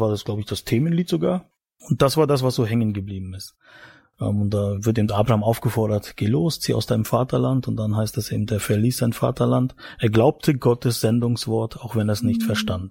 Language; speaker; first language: German; native; German